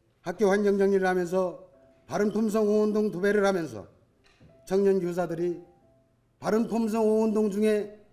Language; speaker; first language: Korean; native; Korean